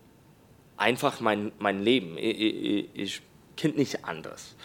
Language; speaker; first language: German; non-native, learner; English